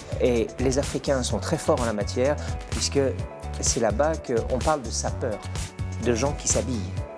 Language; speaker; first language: French; native; French